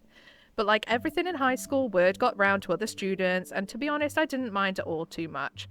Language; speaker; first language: English; native; English